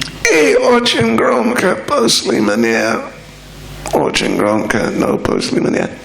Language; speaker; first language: Russian; non-native, learner; English